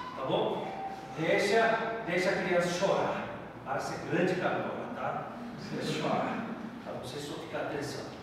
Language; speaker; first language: Portuguese; non-native, fluent; Korean